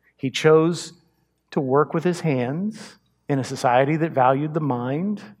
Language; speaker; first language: English; native; English